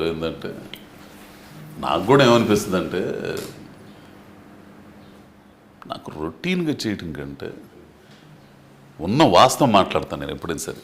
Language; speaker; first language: Telugu; native; Telugu